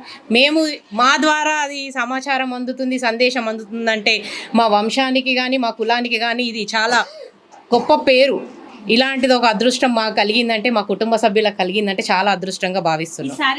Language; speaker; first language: Telugu; native; Telugu